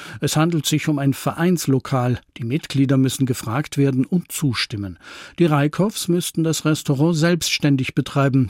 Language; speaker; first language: German; native; German